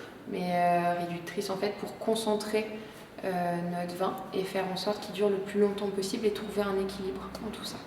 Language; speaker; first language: French; native; French